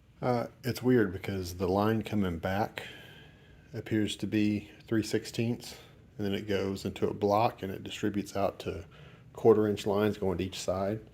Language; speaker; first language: English; native; English